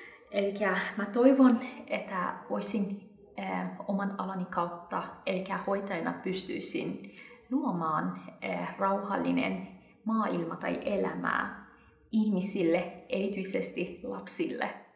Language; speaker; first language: Finnish; non-native, fluent; Persian